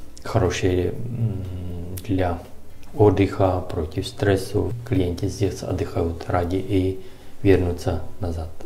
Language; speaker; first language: Russian; non-native, learner; Czech